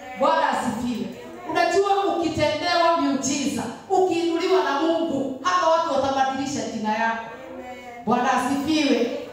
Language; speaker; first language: Swahili; non-native, local second language; Kikuyu